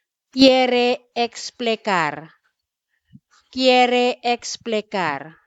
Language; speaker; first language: Spanish; non-native, fluent; Filipino